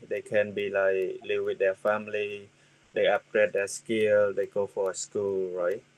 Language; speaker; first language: English; non-native, learner; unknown